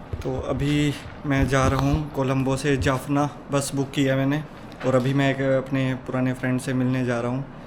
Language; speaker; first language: Hindi; native; Hindi